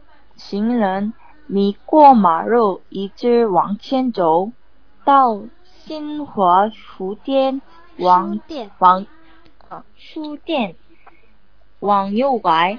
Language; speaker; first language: Chinese; non-native, learner; Korean